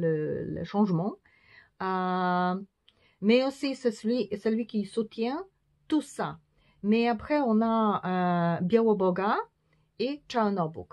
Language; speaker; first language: French; non-native, fluent; Polish